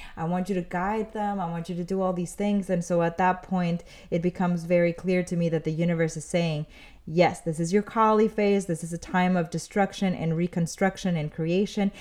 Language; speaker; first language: English; early bilingual, other home language; Spanish